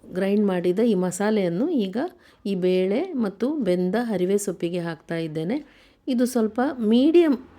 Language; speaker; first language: Kannada; non-native, local second language; Konkani